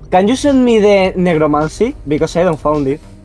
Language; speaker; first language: English; non-native, learner; Spanish